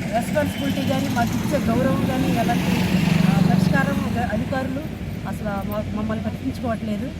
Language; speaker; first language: Telugu; non-native, local second language; Koya